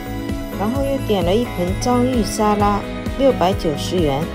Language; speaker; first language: Chinese; native; Chinese